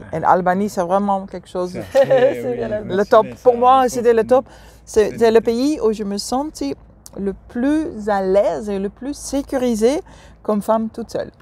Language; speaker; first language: French; non-native, fluent; Dutch